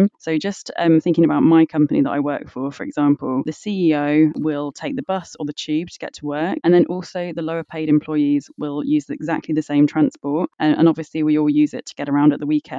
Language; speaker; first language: English; native; English